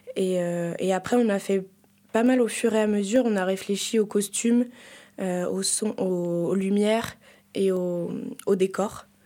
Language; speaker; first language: French; native; French